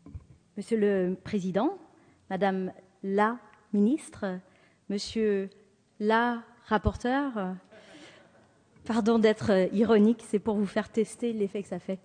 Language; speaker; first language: French; native; French